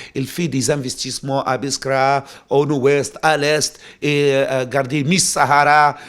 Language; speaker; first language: French; non-native, local second language; Arabic